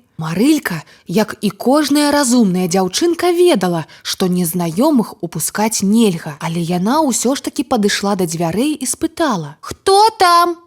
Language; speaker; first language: Belarusian; native; Belarusian